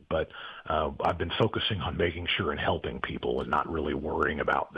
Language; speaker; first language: English; native; English